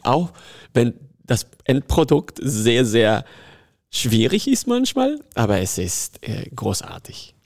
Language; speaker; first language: German; non-native, fluent; Spanish